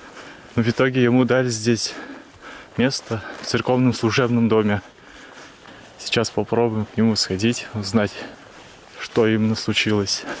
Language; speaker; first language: Russian; native; Russian